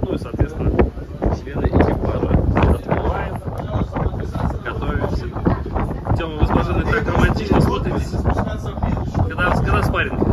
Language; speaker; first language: Russian; native; Russian